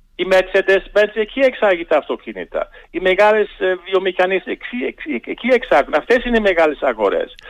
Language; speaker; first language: Greek; non-native, fluent; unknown